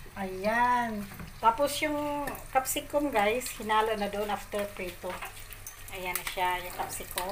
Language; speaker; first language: Filipino; non-native, local second language; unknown